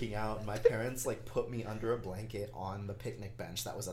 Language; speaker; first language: English; native; English